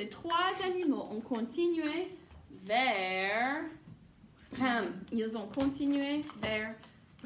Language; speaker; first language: French; non-native, fluent; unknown